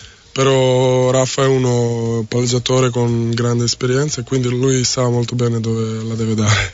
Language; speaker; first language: Italian; non-native, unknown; Serbian